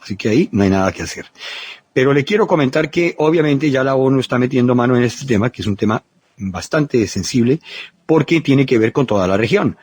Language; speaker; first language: Spanish; native; Spanish